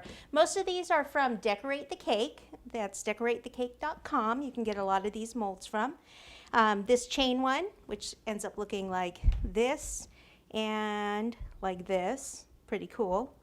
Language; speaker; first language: English; native; English